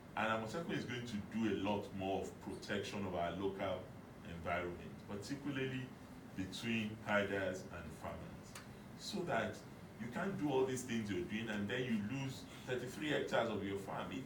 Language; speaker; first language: English; non-native, local second language; Yoruba